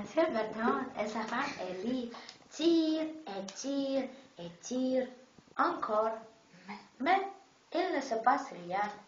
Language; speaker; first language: French; non-native, learner; Russian